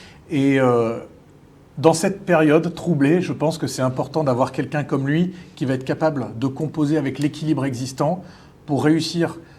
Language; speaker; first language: French; native; French